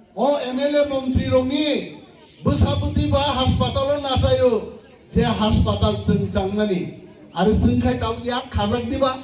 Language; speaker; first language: Bangla; non-native, local second language; Kok Borok